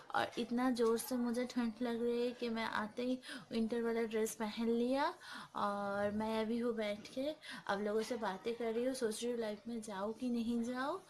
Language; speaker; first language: Hindi; non-native, local second language; Bangla